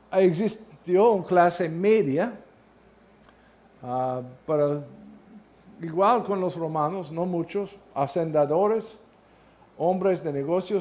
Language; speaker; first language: Spanish; non-native, learner; English